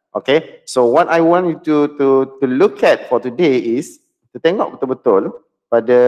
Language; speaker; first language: English; non-native, local second language; Malay